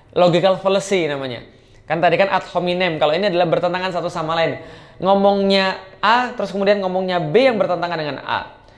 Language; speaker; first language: Indonesian; native; Indonesian